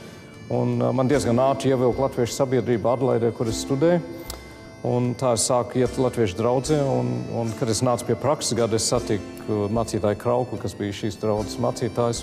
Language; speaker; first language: Latvian; early bilingual, heritage; Latvian